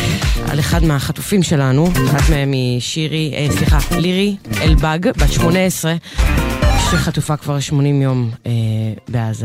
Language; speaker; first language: Hebrew; native; Hebrew